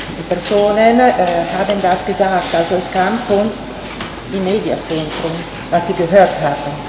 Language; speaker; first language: German; non-native, fluent; Italian